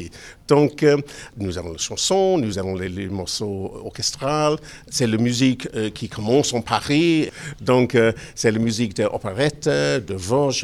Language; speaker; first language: French; non-native, learner; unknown